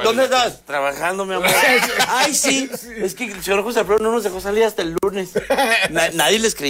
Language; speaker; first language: Spanish; native; Spanish